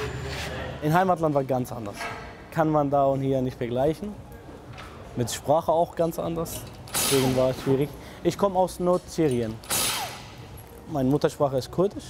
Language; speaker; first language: German; native; German